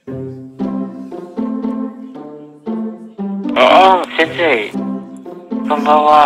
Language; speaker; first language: Japanese; non-native, learner; Indonesian